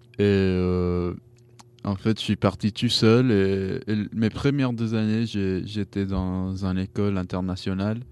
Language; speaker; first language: French; non-native, fluent; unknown